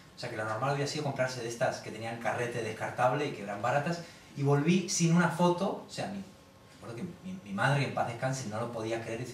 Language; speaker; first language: Spanish; native; Spanish